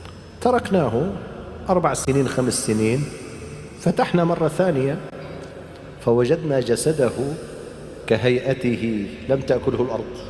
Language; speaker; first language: Arabic; native; Arabic